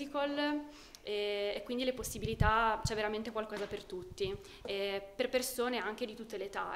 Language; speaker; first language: Italian; native; Italian